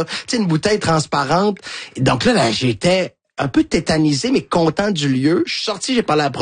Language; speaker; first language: French; native; French